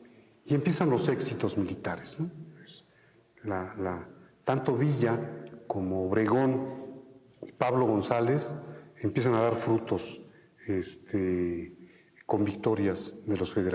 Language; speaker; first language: Spanish; native; Spanish